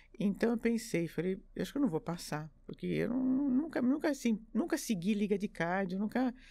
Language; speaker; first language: Portuguese; early bilingual, other home language; French